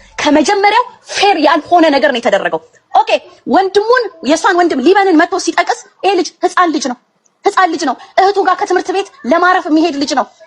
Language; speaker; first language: Amharic; non-native, local second language; Oromo